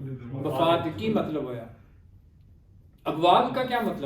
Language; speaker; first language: Urdu; native; Urdu